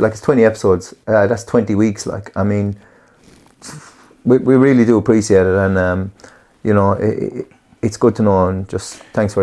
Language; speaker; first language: English; native; English